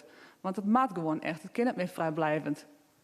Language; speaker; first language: Dutch; non-native, local second language; Western Frisian